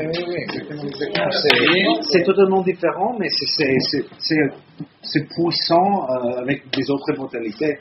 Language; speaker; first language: French; non-native, fluent; Italian